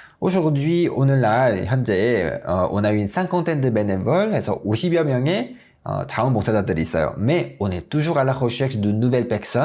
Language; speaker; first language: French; non-native, fluent; Korean